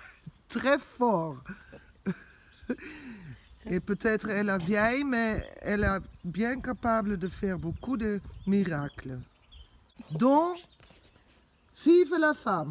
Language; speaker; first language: French; non-native, learner; Dutch